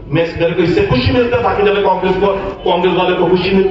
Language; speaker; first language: Hindi; non-native, local second language; Bangla